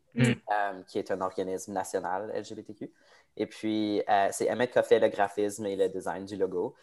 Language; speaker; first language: French; native; French